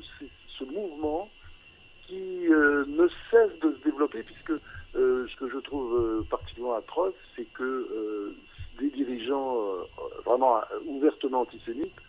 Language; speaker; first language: French; native; French